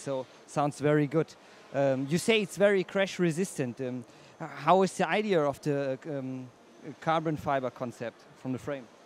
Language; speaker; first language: English; non-native, fluent; German